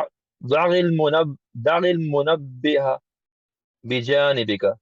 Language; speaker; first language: Arabic; non-native, learner; English